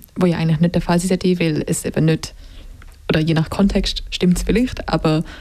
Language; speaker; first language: German; native; German